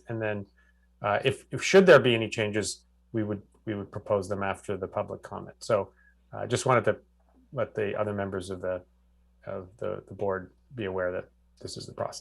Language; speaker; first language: English; native; English